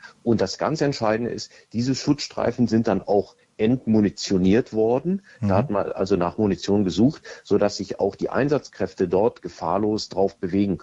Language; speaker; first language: German; native; German